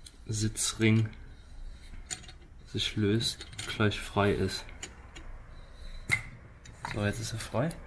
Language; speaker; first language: German; native; German